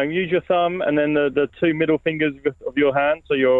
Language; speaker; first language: English; native; English